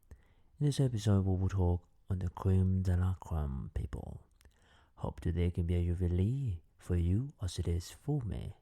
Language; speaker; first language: English; non-native, fluent; Spanish